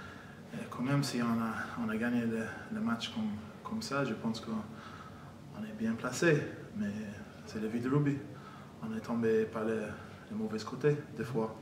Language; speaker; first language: French; non-native, fluent; English